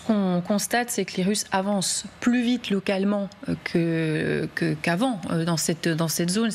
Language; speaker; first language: French; native; French